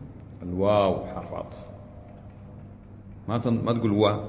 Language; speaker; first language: Arabic; native; Arabic